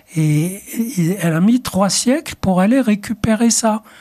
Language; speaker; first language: French; non-native, local second language; Arabic